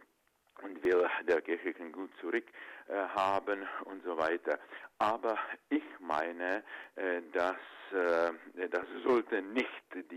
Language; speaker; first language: German; non-native, fluent; Czech